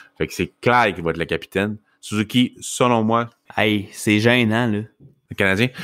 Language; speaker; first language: French; native; French